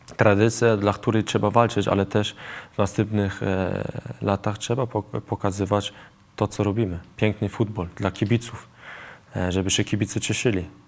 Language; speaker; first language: Polish; early bilingual, heritage; Polish